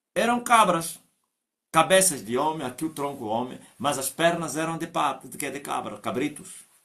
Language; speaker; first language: Portuguese; non-native, local second language; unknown